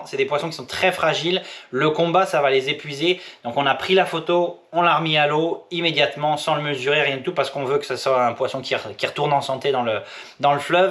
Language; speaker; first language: French; native; French